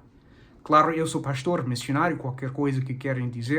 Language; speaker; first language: Portuguese; non-native, fluent; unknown